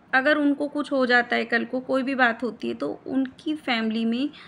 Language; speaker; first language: Hindi; native; Hindi